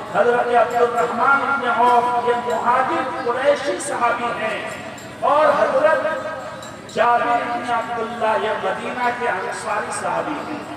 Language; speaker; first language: Urdu; non-native, local second language; Bangla